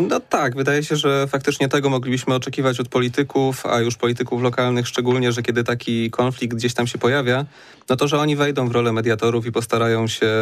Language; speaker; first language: Polish; native; Polish